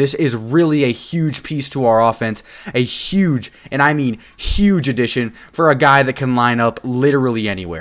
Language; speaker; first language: English; native; English